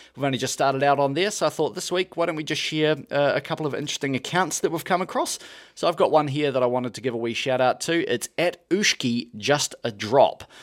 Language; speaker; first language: English; native; English